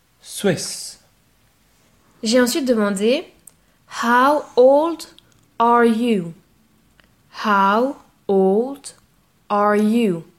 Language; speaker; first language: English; non-native, fluent; French